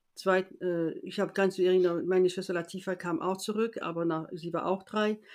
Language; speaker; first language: German; non-native, fluent; French